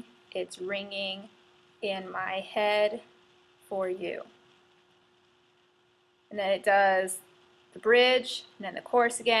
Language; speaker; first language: English; native; English